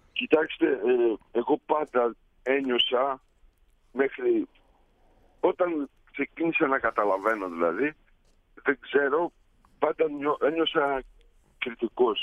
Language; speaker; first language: Greek; early bilingual, heritage; Greek